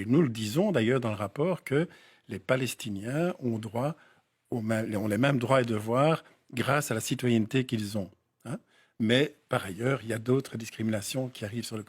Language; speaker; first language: French; native; French